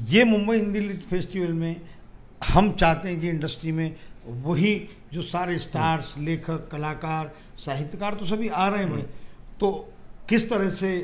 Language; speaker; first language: Hindi; native; Hindi